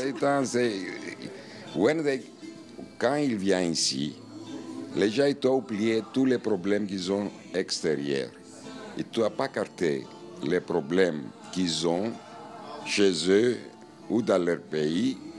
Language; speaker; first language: French; non-native, fluent; Greek